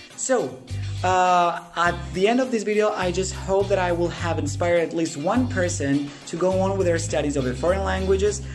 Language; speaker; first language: English; non-native, fluent; Russian